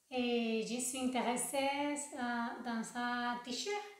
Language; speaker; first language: French; non-native, learner; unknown